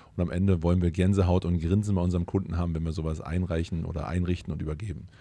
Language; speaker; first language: German; native; German